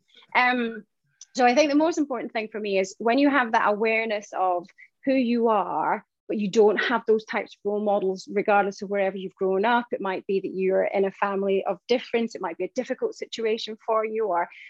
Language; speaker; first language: English; native; English